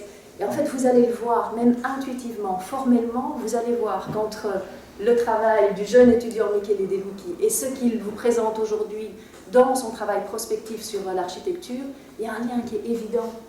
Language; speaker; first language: French; native; French